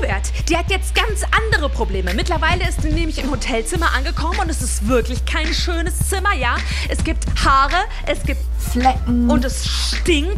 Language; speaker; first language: German; native; German